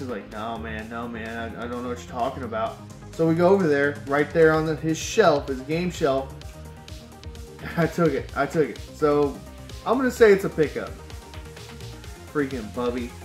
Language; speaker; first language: English; native; English